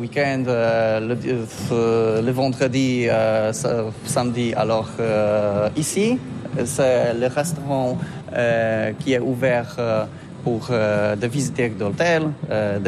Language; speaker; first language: French; non-native, learner; Polish